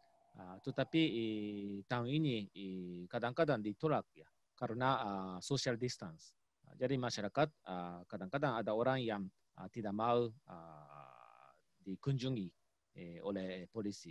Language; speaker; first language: Indonesian; non-native, fluent; Japanese